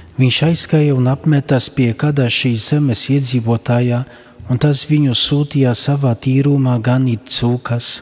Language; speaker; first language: Latvian; non-native, fluent; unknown